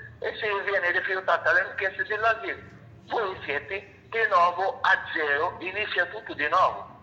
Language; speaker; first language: Italian; non-native, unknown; Arabic